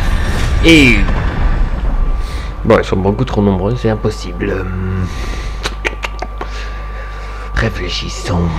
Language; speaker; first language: French; native; French